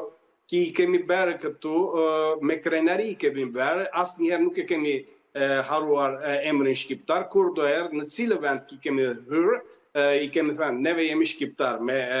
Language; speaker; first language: Albanian; early bilingual, heritage; Albanian